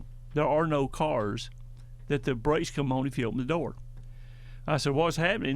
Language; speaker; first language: English; native; English